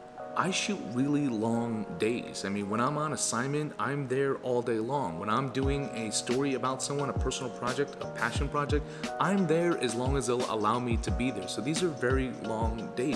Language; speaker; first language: English; native; English